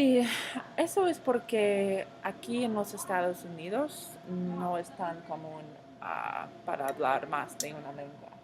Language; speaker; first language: Spanish; non-native, learner; English